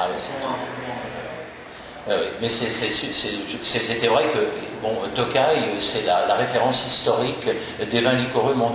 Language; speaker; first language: French; native; French